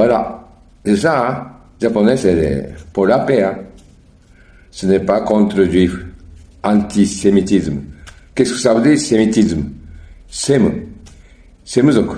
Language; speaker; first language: French; non-native, learner; Japanese